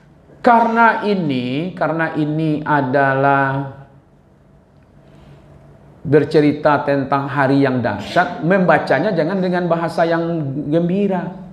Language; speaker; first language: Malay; non-native, local second language; Minangkabau